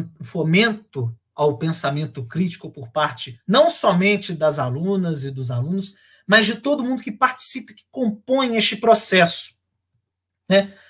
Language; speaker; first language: Portuguese; native; Portuguese